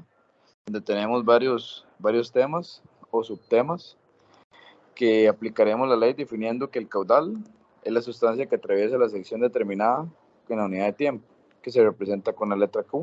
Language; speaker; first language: Spanish; native; Spanish